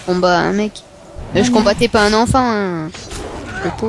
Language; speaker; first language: French; native; French